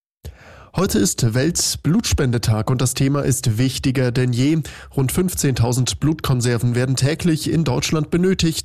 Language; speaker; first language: German; native; German